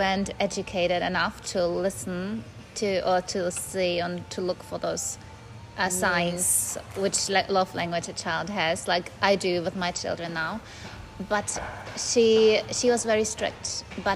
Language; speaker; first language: English; non-native, fluent; German